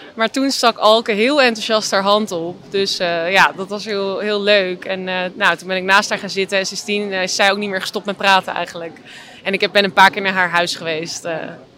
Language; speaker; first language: Dutch; native; Dutch